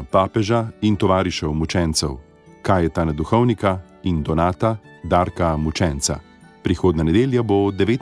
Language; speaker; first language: Slovenian; native; Slovenian